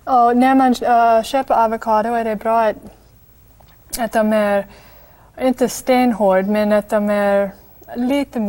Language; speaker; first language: Swedish; non-native, fluent; English